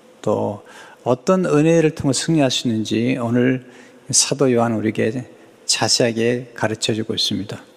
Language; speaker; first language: Korean; native; Korean